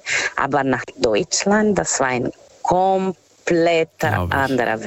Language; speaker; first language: German; non-native, fluent; Portuguese